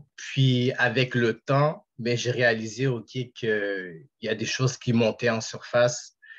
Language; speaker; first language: French; native; French